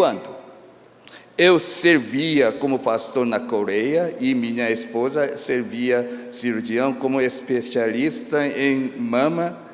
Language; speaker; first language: Portuguese; non-native, fluent; Korean